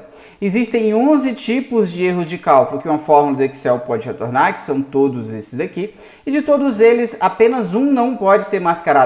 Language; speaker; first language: Portuguese; native; Portuguese